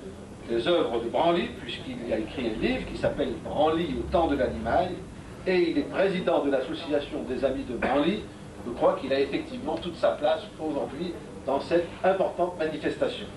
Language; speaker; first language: French; native; French